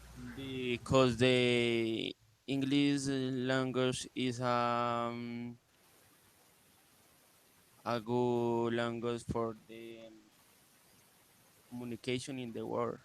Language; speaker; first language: English; non-native, learner; Spanish